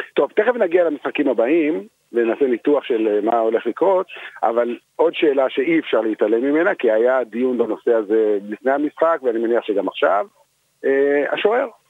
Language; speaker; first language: Hebrew; native; Hebrew